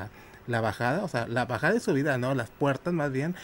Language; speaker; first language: Spanish; native; Spanish